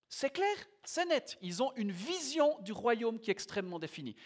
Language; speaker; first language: French; native; French